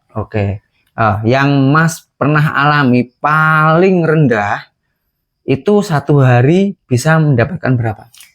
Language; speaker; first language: Indonesian; native; Indonesian